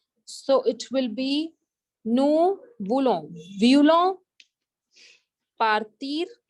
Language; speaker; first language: French; non-native, fluent; Hindi